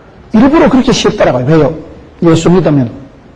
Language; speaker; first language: Korean; native; Korean